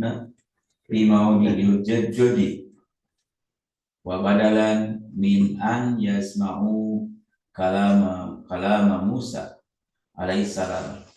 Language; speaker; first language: Arabic; non-native, learner; Indonesian